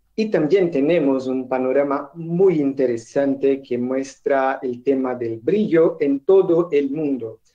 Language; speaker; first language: Spanish; non-native, learner; Portuguese